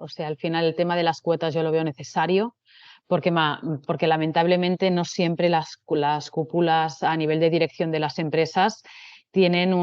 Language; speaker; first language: Spanish; non-native, local second language; Catalan